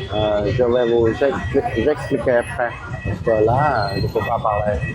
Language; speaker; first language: French; non-native, fluent; Vietnamese